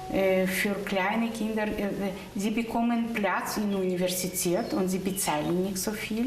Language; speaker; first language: German; non-native, learner; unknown